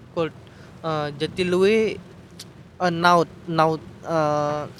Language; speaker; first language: English; non-native, learner; Indonesian